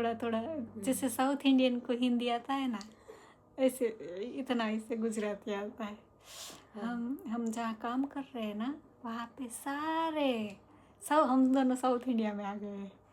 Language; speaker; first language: Hindi; non-native, local second language; Gujarati